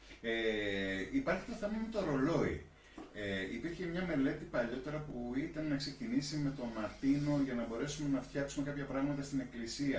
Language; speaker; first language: Greek; native; Greek